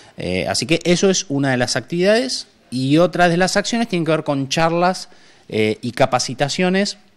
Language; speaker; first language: Spanish; native; Spanish